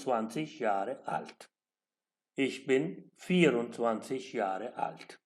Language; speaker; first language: German; non-native, learner; Urdu